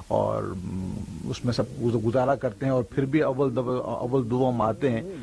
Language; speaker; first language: Urdu; native; Urdu